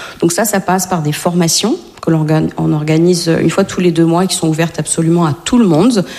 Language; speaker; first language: French; native; French